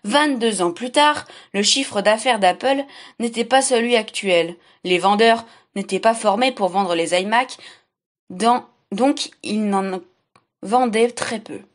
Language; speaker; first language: French; native; French